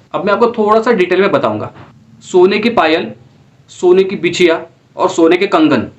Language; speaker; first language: Hindi; non-native, local second language; Marathi